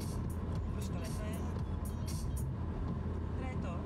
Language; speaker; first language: Czech; native; Czech